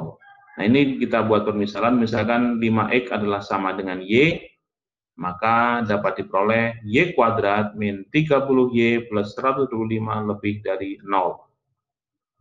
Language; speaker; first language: Indonesian; native; Indonesian